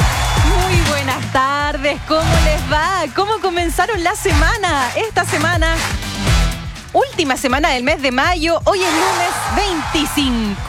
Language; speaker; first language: Spanish; native; Spanish